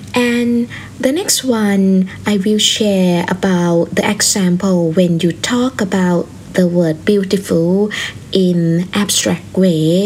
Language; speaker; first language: English; non-native, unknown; Thai